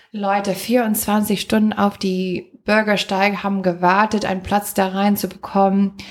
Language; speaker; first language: German; non-native, fluent; English